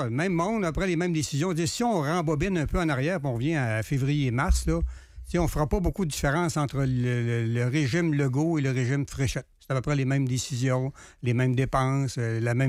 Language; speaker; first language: French; native; French